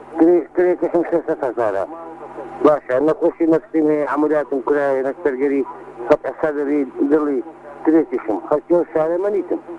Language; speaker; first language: Central Kurdish; native; Central Kurdish